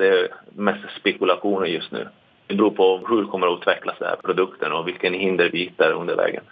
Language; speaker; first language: Swedish; non-native, fluent; Italian